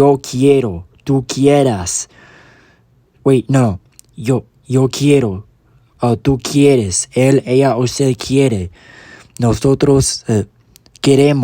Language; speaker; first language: Spanish; non-native, learner; English